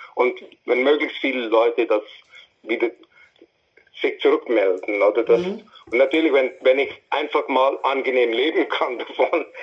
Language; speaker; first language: German; non-native, fluent; English